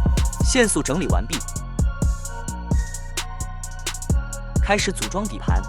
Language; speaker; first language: Chinese; native; Chinese